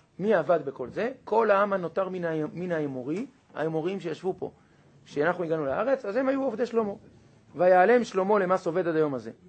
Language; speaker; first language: Hebrew; native; Hebrew